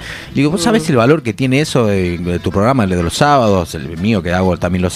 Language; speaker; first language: Spanish; native; Spanish